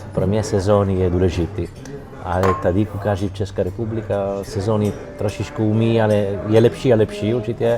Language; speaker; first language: Czech; non-native, learner; Italian